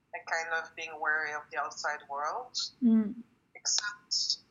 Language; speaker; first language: English; non-native, fluent; French